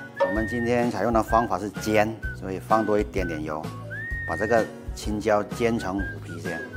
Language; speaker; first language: Chinese; native; Chinese